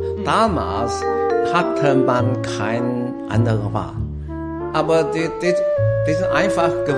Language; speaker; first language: German; non-native, learner; Chinese